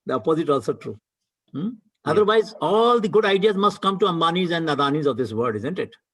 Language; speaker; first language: English; non-native, local second language; Hindi